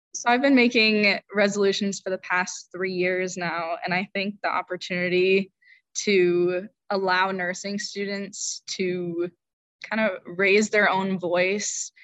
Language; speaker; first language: English; native; English